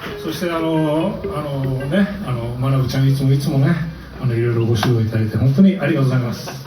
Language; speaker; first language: Japanese; native; Japanese